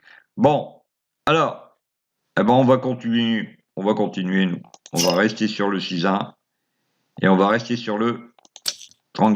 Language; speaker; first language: French; native; French